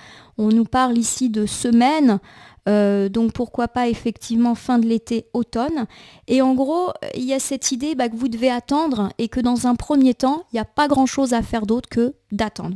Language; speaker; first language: French; native; French